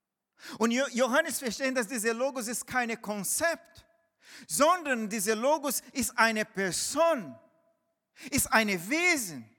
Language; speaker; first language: German; non-native, fluent; Portuguese